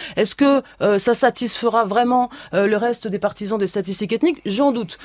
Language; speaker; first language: French; native; French